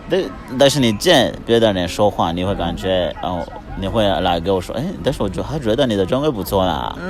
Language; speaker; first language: Chinese; non-native, learner; Kinyarwanda